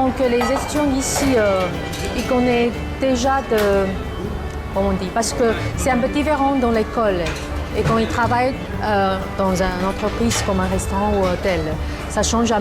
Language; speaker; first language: French; non-native, fluent; Chinese